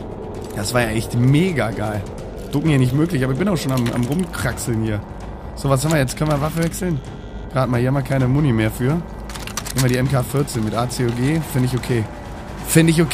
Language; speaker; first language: German; native; German